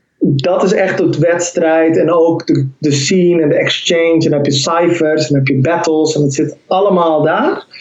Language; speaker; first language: Dutch; early bilingual, other home language; Somali